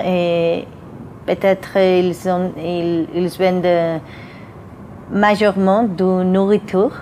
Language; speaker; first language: French; non-native, fluent; Spanish